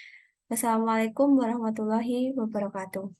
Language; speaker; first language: Indonesian; native; Indonesian